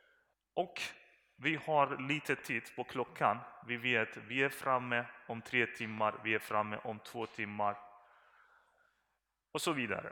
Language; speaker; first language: Swedish; non-native, learner; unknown